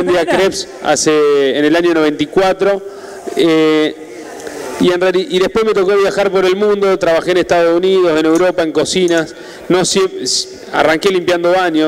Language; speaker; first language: Spanish; native; Spanish